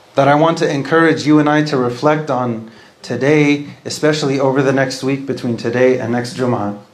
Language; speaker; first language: English; native; English